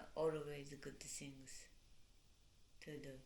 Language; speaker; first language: English; non-native, learner; Japanese